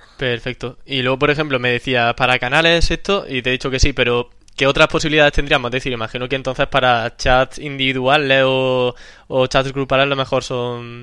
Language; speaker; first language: Spanish; native; Spanish